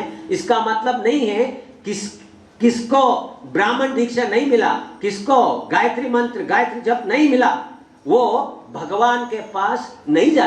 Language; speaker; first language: Hindi; non-native, learner; English